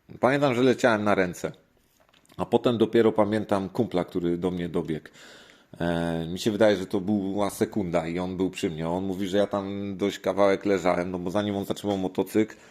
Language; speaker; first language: Polish; native; Polish